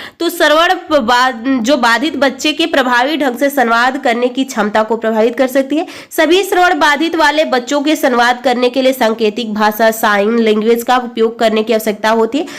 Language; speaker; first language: Hindi; native; Hindi